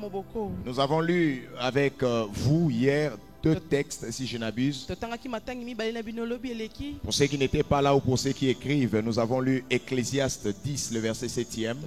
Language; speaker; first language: French; non-native, local second language; Lingala